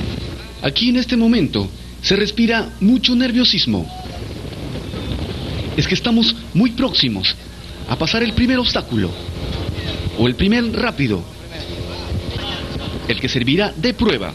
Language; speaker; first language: Spanish; native; Spanish